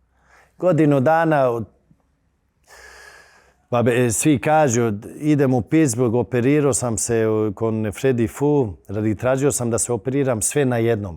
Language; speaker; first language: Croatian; early bilingual, heritage; Bosnian